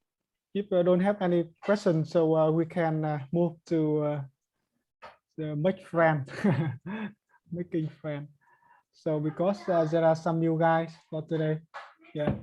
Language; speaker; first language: English; non-native, learner; Vietnamese